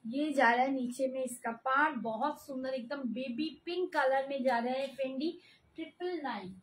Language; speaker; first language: Hindi; non-native, local second language; Bangla